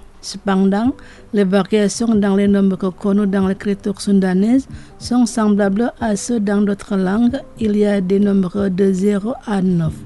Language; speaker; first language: French; non-native, fluent; Indonesian